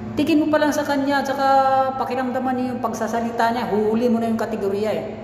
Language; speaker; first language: Filipino; non-native, local second language; Cebuano